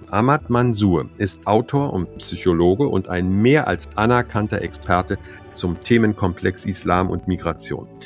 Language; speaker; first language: German; native; German